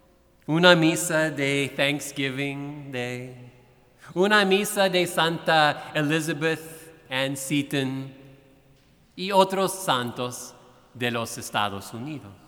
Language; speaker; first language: Spanish; non-native, fluent; English